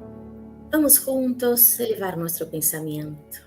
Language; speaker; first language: Spanish; native; Spanish